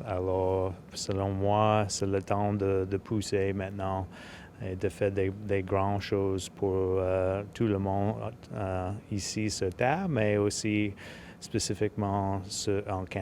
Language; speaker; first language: French; non-native, local second language; English